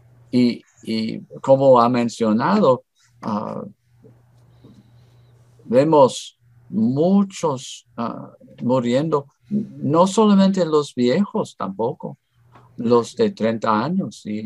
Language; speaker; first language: Spanish; non-native, fluent; English